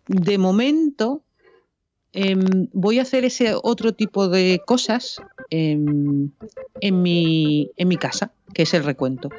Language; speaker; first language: Spanish; native; Spanish